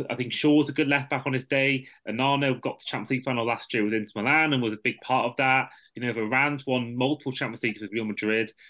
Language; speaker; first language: English; native; English